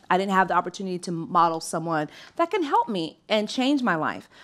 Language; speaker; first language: English; native; English